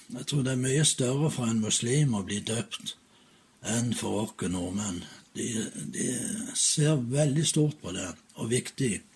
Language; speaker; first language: Norwegian; native; Norwegian